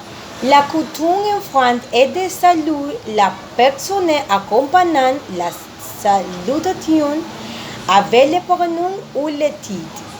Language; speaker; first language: French; non-native, learner; Spanish